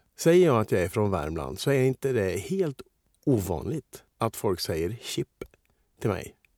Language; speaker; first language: Swedish; native; Swedish